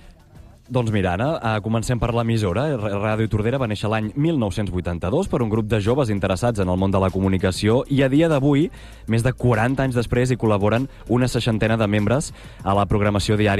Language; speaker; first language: Catalan; native; Catalan